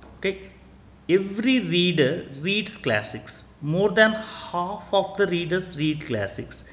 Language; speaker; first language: English; non-native, local second language; Telugu